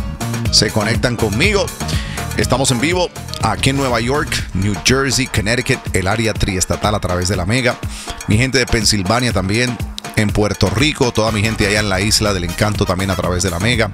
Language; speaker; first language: Spanish; native; Spanish